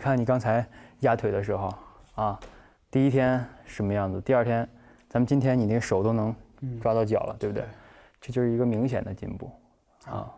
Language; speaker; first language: Chinese; native; Chinese